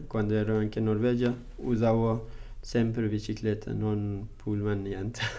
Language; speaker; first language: Italian; non-native, learner; Persian